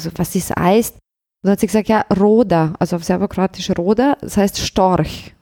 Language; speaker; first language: German; early bilingual, other home language; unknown